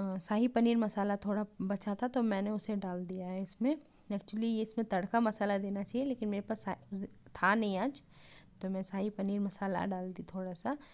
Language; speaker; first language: Hindi; native; Hindi